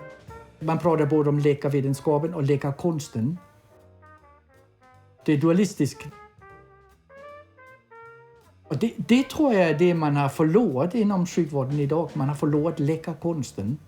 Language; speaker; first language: Swedish; native; Swedish